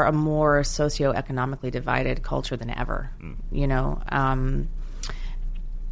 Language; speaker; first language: English; native; English